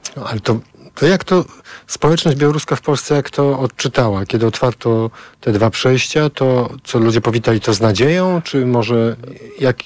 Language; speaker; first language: Polish; native; Polish